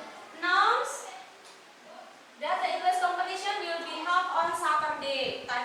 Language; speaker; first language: English; non-native, fluent; Indonesian